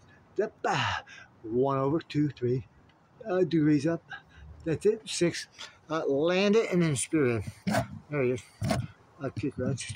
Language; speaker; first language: English; native; English